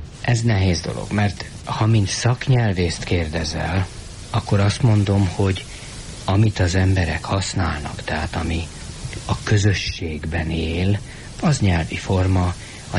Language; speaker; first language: Hungarian; native; Hungarian